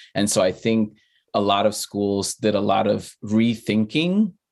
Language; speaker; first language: English; early bilingual, other home language; Spanish